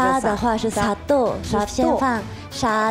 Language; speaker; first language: Chinese; non-native, fluent; Japanese